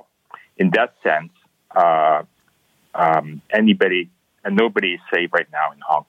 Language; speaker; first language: English; non-native, local second language; Cantonese